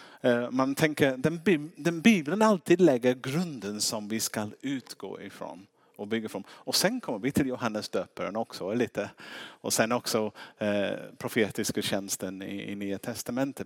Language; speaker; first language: Swedish; non-native, fluent; English